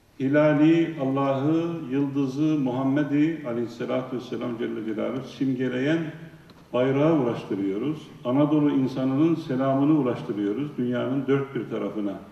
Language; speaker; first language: Turkish; native; Turkish